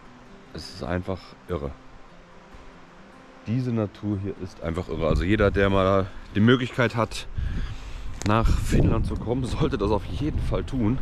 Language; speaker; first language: German; native; German